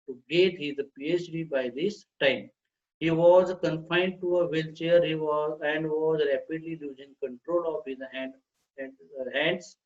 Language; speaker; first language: English; non-native, local second language; Marathi